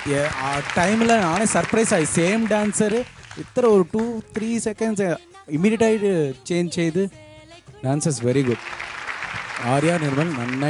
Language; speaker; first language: Malayalam; non-native, learner; Tamil